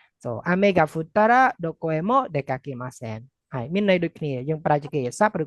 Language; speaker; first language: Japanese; non-native, fluent; Khmer